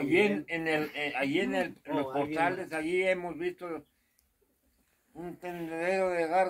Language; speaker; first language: Spanish; native; Spanish